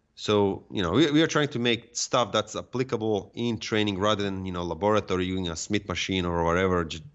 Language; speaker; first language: English; non-native, fluent; Serbian